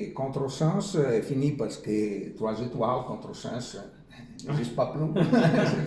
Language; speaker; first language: French; non-native, learner; Italian